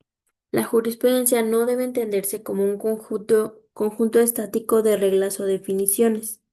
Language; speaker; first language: Spanish; native; Spanish